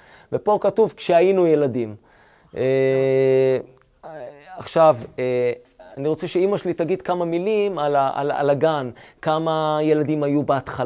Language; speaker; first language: Hebrew; native; Hebrew